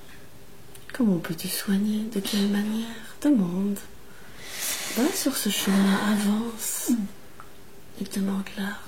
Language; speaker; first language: French; native; French